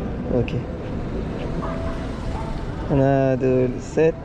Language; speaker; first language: Korean; non-native, learner; French